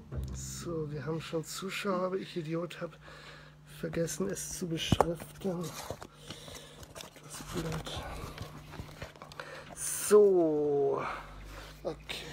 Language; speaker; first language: German; native; German